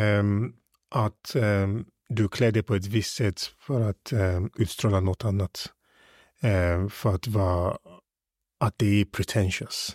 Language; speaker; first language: Swedish; early bilingual, other home language; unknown